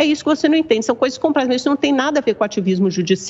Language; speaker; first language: Portuguese; native; Portuguese